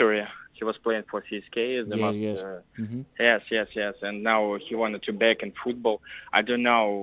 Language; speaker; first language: English; non-native, learner; Russian